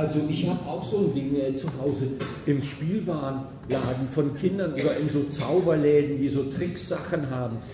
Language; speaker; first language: German; native; German